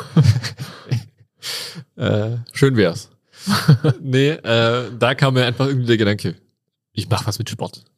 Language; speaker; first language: German; native; German